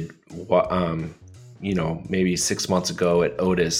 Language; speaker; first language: English; native; English